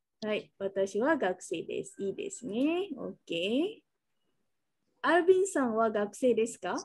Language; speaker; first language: Japanese; non-native, fluent; Malay